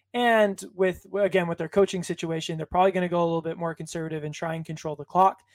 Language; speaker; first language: English; native; English